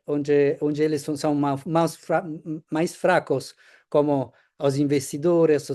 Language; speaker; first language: Portuguese; non-native, fluent; Italian